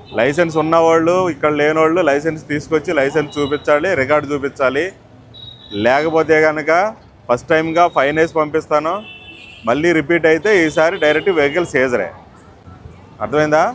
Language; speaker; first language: Telugu; native; Telugu